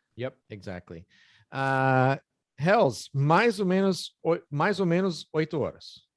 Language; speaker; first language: Portuguese; non-native, fluent; English